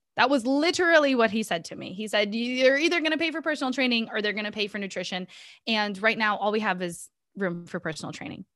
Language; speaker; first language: English; native; English